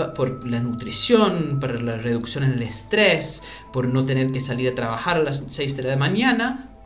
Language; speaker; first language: Spanish; non-native, fluent; English